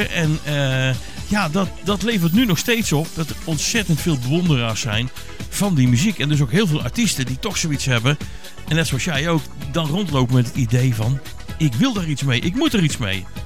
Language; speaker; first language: Dutch; native; Dutch